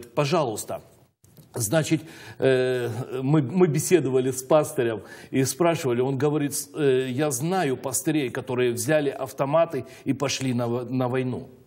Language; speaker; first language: Russian; native; Russian